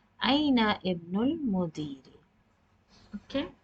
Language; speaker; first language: Arabic; non-native, fluent; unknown